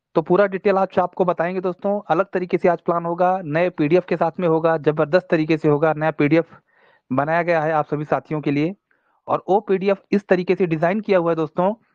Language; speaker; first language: Hindi; non-native, local second language; Telugu